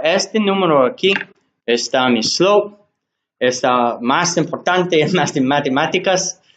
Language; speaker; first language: Spanish; non-native, learner; English